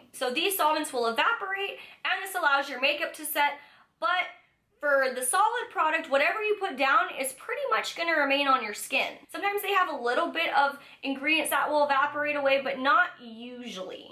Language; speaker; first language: English; native; English